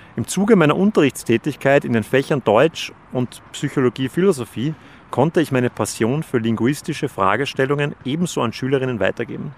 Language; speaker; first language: German; native; German